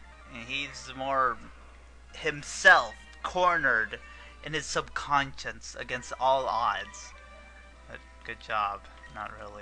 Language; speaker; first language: English; native; English